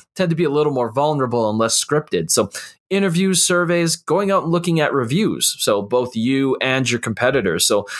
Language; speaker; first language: English; native; English